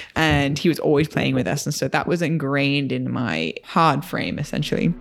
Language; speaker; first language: English; native; English